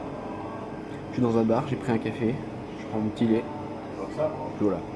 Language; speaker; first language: French; native; French